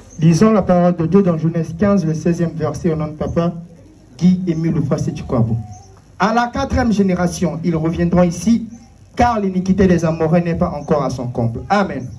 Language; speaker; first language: French; non-native, local second language; Lingala